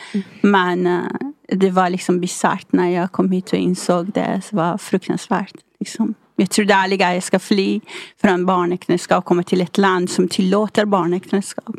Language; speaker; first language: Swedish; non-native, fluent; Persian